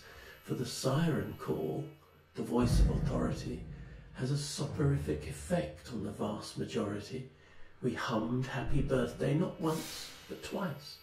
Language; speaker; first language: English; native; English